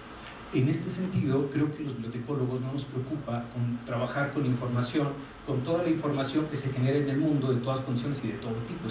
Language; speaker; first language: Spanish; native; Spanish